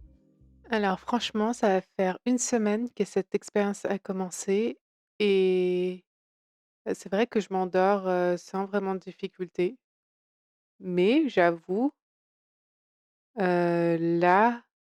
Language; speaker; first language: French; native; French